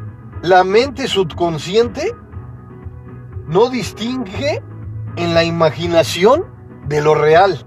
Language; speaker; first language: Spanish; native; Spanish